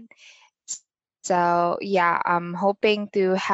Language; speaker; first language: English; non-native, local second language; Filipino